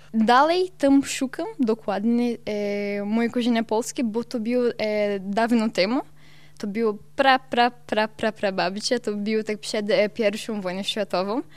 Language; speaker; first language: Polish; non-native, learner; Portuguese